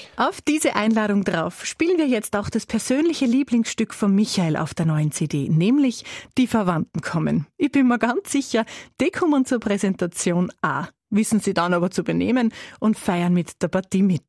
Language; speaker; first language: German; native; German